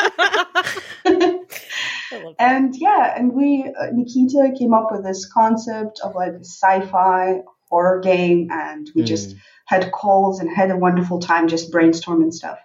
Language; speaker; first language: English; non-native, fluent; Russian